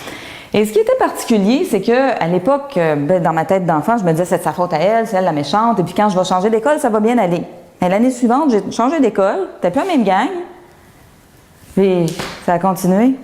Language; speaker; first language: French; native; French